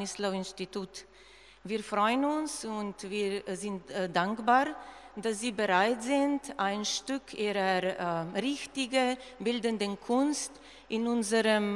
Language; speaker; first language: German; non-native, fluent; Slovenian